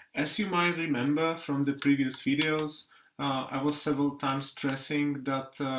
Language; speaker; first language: English; non-native, fluent; Czech